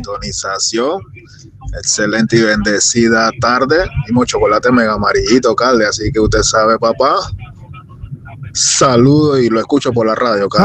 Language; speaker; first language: Spanish; native; Spanish